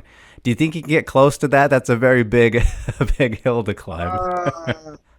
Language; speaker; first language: English; native; English